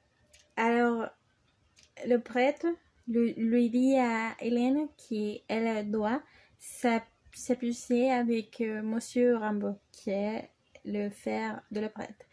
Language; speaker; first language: French; non-native, learner; Spanish